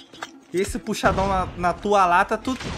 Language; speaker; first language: Portuguese; native; Portuguese